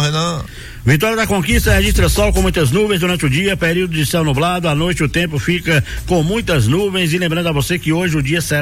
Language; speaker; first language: Portuguese; native; Portuguese